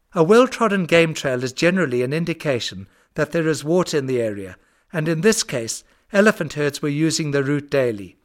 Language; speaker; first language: English; native; English